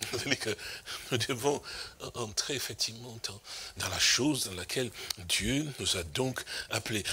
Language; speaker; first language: French; non-native, local second language; Lingala